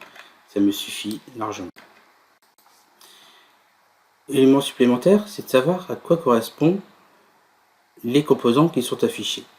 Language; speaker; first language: French; native; French